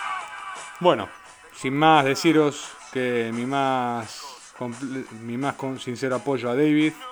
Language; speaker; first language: Spanish; native; Spanish